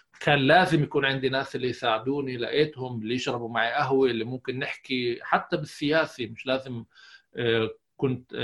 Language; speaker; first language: Arabic; native; Arabic